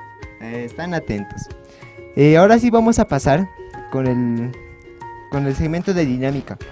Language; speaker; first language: Spanish; native; Spanish